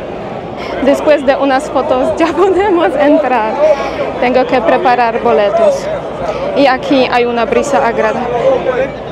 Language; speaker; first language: Spanish; non-native, fluent; Polish